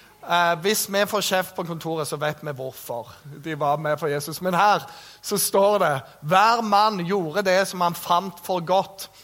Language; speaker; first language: Norwegian; native; Norwegian